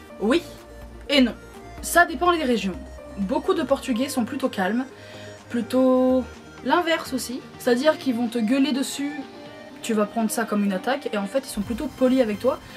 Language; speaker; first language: French; early bilingual, other home language; Portuguese